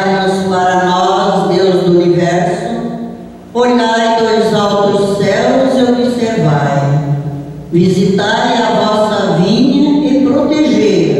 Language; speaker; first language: Portuguese; native; Portuguese